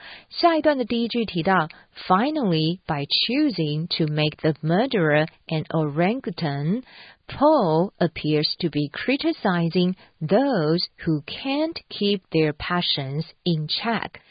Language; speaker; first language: English; non-native, fluent; Chinese